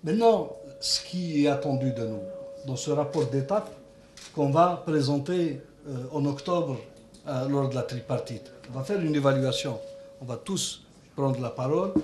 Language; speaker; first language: French; non-native, local second language; Arabic